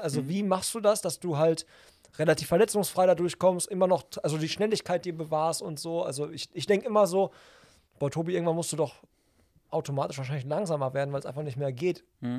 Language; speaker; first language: German; native; German